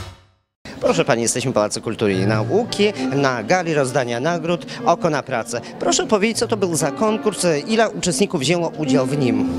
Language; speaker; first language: Polish; native; Polish